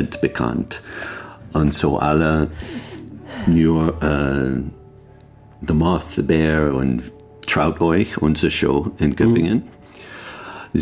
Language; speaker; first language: German; non-native, learner; English